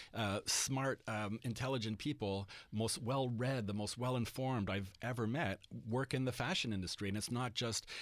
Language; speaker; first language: English; native; English